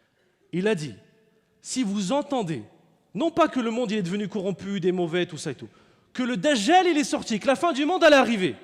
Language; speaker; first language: French; native; French